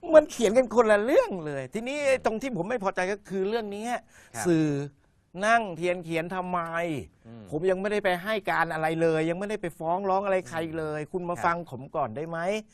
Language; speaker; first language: Thai; native; Thai